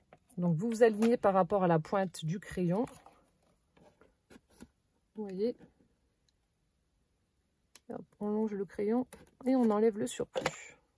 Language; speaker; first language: French; native; French